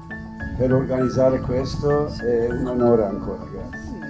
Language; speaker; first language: Italian; non-native, fluent; Persian